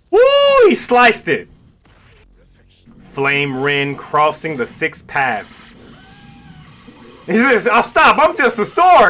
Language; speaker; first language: English; native; English